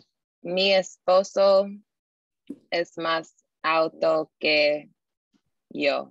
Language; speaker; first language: Spanish; non-native, learner; English